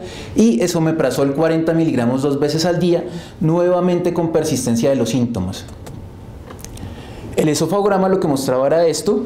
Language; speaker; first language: Spanish; native; Spanish